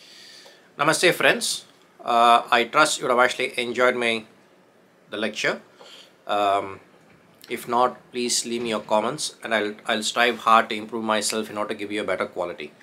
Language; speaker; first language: English; non-native, local second language; Tamil